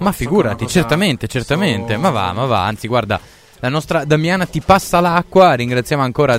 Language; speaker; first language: Italian; native; Italian